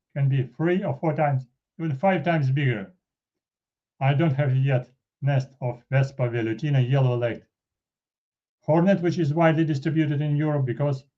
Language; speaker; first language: English; non-native, fluent; Russian